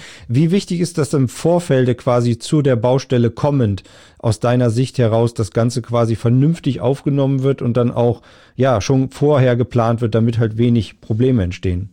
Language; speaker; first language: German; native; German